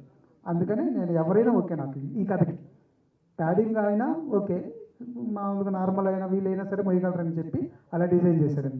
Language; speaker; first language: Telugu; native; Telugu